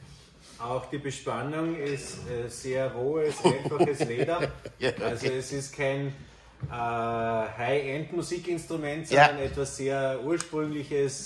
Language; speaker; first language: German; native; German